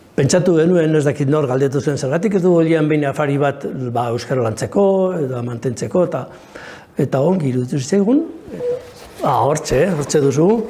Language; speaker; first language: Basque; non-native, local second language; Spanish